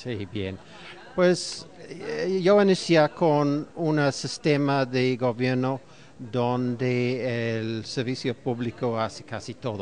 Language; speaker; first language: Spanish; non-native, fluent; English